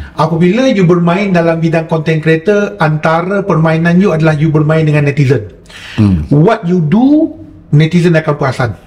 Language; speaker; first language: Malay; non-native, local second language; Chinese